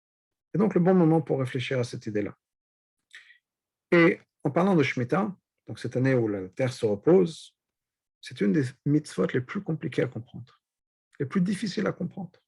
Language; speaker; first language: French; native; French